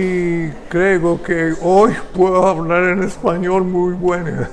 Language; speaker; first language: Spanish; early bilingual, heritage; Ladino